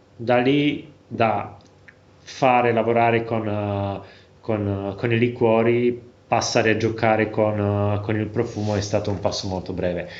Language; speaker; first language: Italian; non-native, fluent; Slovak